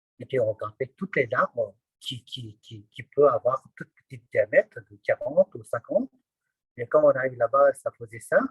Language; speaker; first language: French; non-native, fluent; Nepali